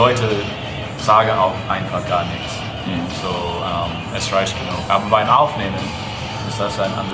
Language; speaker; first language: German; non-native, fluent; English